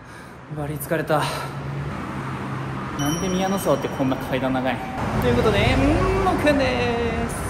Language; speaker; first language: Japanese; native; Japanese